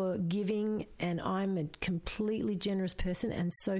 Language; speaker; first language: English; non-native, local second language; Croatian